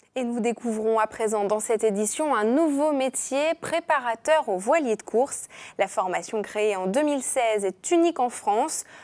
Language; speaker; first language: French; native; French